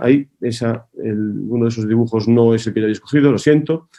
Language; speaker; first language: Spanish; native; Spanish